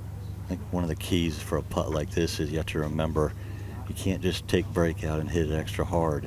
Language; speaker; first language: English; native; English